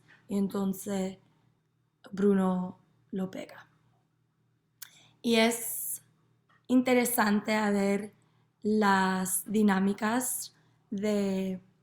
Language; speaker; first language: Spanish; non-native, learner; English